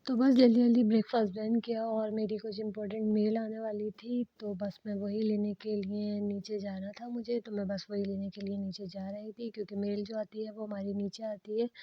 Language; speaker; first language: Urdu; native; Urdu